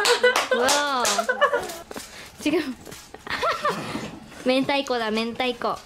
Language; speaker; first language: Korean; non-native, learner; Japanese